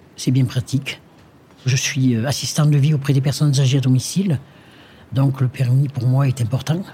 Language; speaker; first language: French; native; French